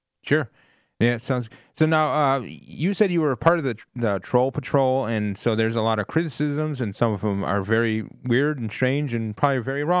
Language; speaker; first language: English; native; English